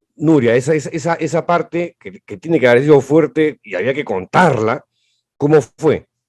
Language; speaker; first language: Spanish; native; Spanish